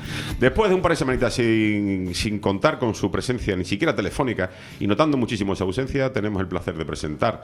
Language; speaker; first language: Spanish; native; Spanish